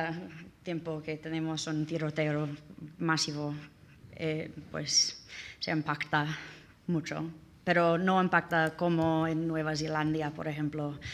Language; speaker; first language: Spanish; non-native, learner; English